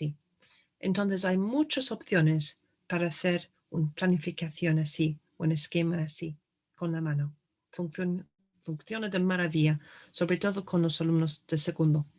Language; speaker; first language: Spanish; non-native, fluent; English